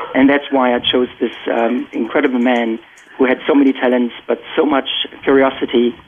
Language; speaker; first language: English; non-native, fluent; German